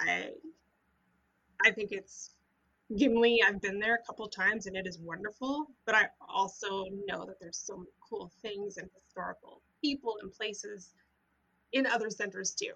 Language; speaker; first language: English; native; English